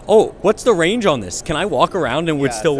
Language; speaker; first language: English; native; English